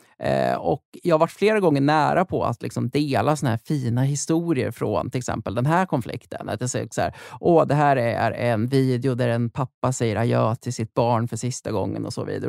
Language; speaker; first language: Swedish; native; Swedish